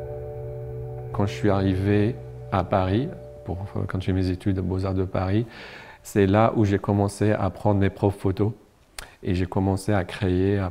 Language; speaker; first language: French; non-native, local second language; Arabic